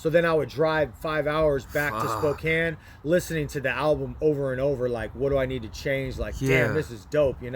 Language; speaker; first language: English; native; English